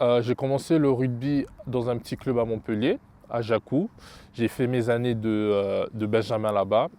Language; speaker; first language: French; early bilingual, other home language; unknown